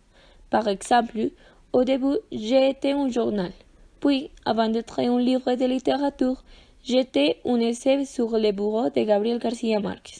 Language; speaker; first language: French; non-native, learner; Spanish